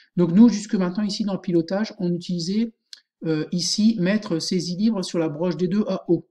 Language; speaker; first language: French; native; French